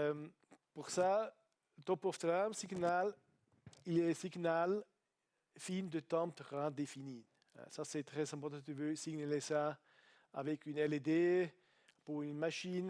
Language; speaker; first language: French; non-native, learner; Italian